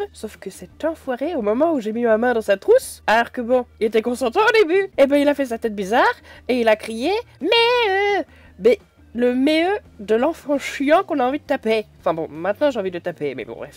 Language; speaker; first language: French; native; French